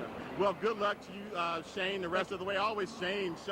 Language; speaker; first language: English; native; English